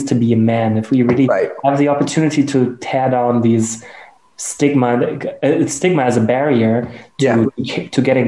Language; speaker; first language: English; non-native, fluent; German